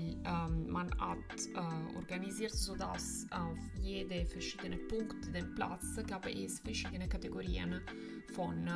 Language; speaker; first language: German; non-native, fluent; Italian